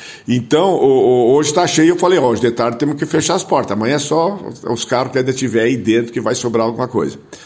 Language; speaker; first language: Portuguese; non-native, local second language; German